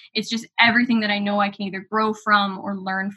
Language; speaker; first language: English; native; English